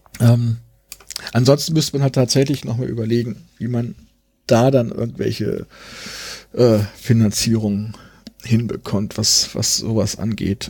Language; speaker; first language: German; native; German